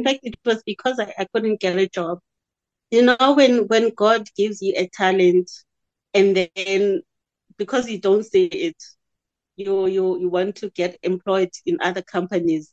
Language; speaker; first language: English; non-native, local second language; Xhosa